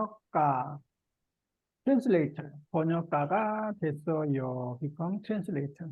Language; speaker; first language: Korean; native; Korean